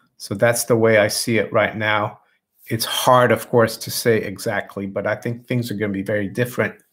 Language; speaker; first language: English; non-native, fluent; Portuguese